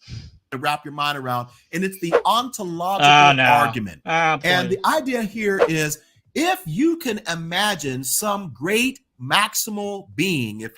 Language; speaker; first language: English; native; English